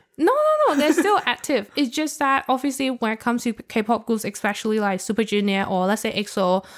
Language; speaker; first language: English; non-native, local second language; Cantonese